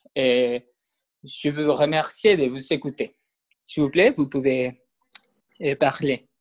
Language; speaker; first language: French; non-native, learner; Spanish